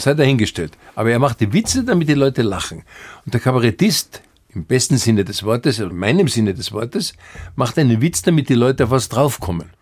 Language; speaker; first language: German; native; German